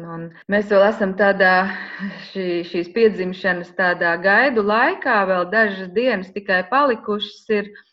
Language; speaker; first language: Latvian; native; Latvian